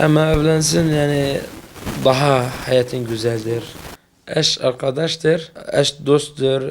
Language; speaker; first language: Turkish; non-native, learner; Arabic